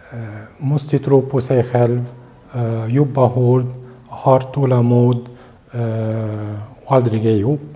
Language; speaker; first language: Swedish; non-native, fluent; Arabic